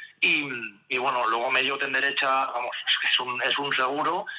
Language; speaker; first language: Spanish; native; Spanish